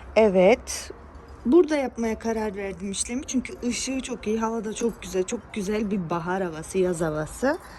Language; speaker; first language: Turkish; native; Turkish